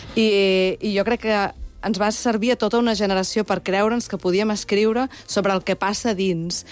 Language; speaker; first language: Catalan; native; Catalan